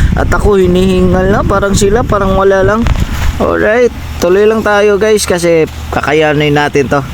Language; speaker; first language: Filipino; non-native, local second language; Cebuano